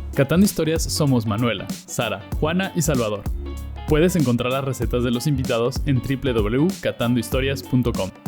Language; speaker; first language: Spanish; native; Spanish